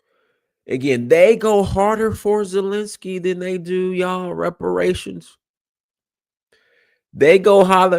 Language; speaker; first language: English; native; English